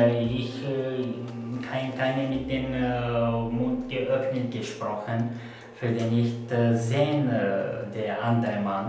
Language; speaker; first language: German; non-native, learner; Turkish